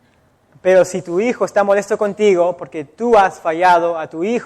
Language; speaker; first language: Spanish; native; Spanish